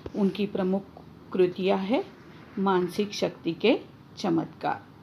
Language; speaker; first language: Hindi; non-native, local second language; Marathi